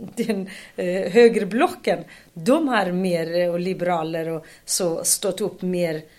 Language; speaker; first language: Swedish; non-native, fluent; Kurdish